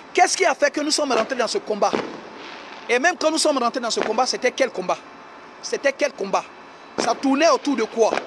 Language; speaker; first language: French; native; French